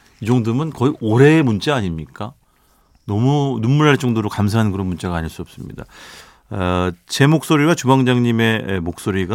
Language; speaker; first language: Korean; native; Korean